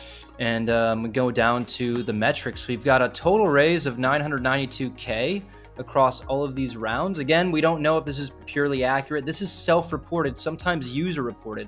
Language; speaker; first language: English; native; English